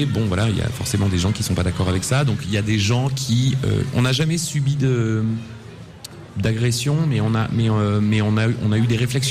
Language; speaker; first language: French; native; French